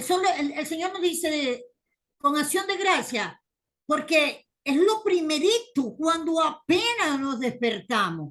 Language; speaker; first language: Spanish; native; Spanish